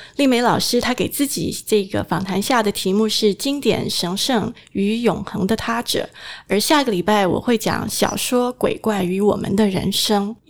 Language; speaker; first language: Chinese; native; Chinese